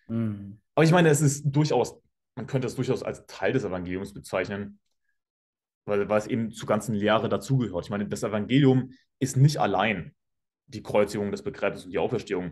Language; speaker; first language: German; native; German